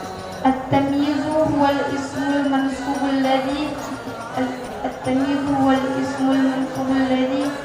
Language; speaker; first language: Arabic; non-native, learner; Indonesian